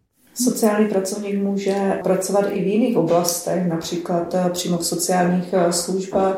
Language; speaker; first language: Czech; native; Czech